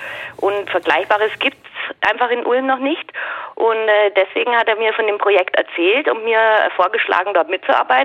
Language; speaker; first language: German; native; German